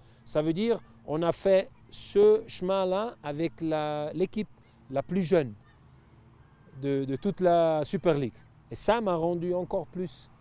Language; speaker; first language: French; non-native, local second language; Italian